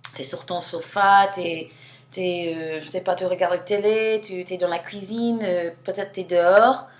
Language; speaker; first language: French; non-native, fluent; English